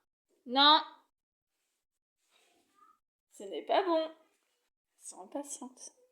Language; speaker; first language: French; native; French